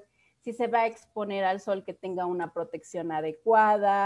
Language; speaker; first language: Spanish; native; Spanish